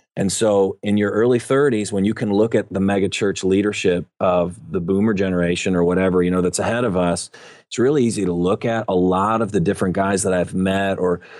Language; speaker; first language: English; native; English